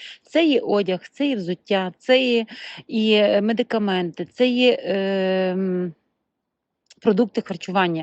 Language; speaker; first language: Ukrainian; native; Ukrainian